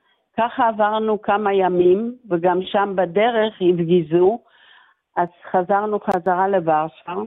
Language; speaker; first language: Hebrew; non-native, fluent; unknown